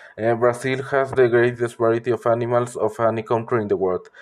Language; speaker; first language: English; non-native, learner; Spanish